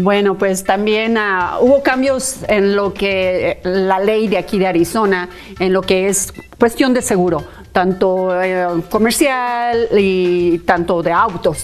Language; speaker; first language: Spanish; native; Spanish